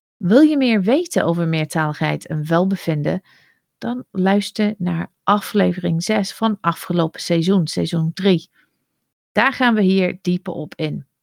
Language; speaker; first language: Dutch; non-native, fluent; English